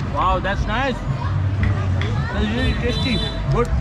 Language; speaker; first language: English; non-native, learner; Hindi